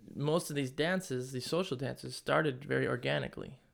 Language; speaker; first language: English; native; English